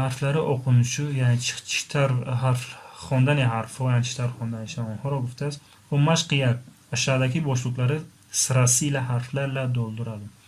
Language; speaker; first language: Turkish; non-native, fluent; Tajik